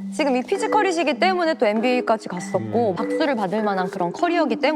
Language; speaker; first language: Korean; native; Korean